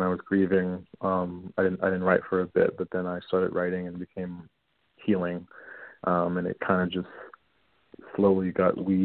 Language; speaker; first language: English; native; English